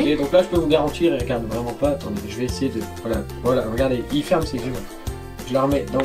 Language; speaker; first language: French; native; French